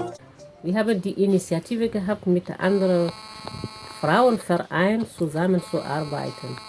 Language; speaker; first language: German; non-native, fluent; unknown